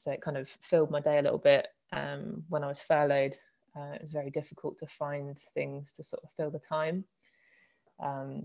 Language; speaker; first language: English; native; English